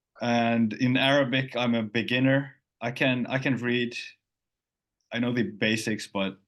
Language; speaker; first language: English; non-native, fluent; Finnish